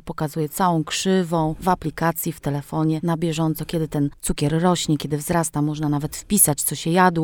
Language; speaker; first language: Polish; native; Polish